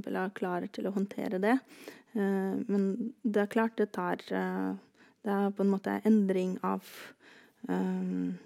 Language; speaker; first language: Norwegian; non-native, fluent; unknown